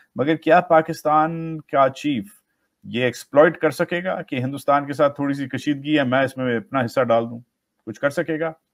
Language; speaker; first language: Urdu; native; Urdu